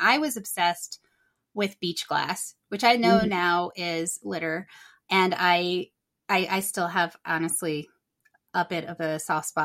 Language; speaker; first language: English; native; English